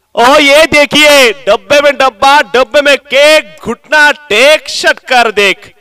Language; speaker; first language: Hindi; non-native, local second language; Marathi